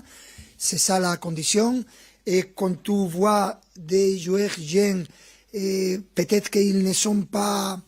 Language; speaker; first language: French; non-native, fluent; Spanish